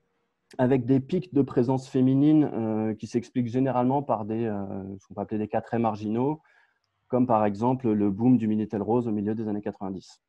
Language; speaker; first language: French; native; French